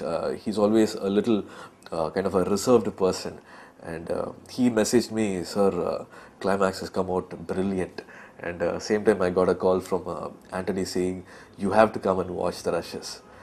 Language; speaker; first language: English; non-native, local second language; Tamil